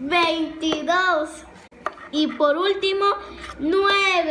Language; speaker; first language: Spanish; native; Spanish